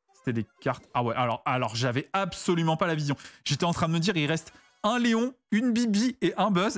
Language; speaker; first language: French; native; French